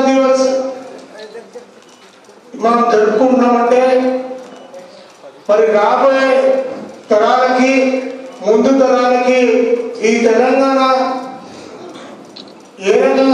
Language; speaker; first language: Telugu; native; Telugu